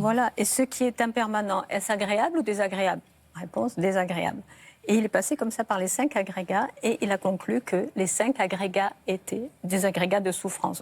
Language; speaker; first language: French; native; French